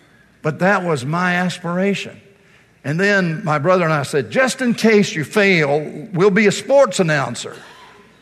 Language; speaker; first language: English; native; English